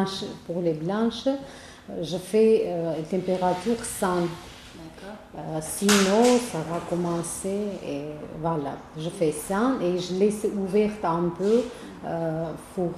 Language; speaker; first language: French; non-native, learner; Armenian